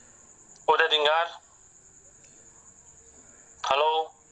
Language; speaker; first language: Indonesian; non-native, fluent; Arabic